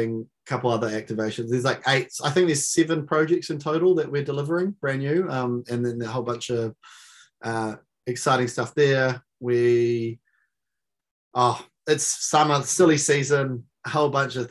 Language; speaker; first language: English; native; English